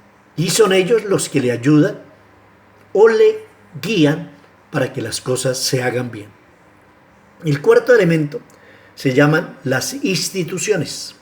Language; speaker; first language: Spanish; native; Spanish